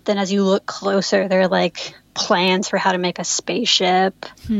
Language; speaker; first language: English; native; English